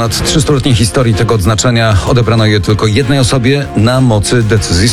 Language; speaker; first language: Polish; native; Polish